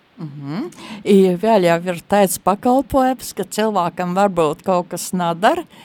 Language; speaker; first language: Latvian; native; Latvian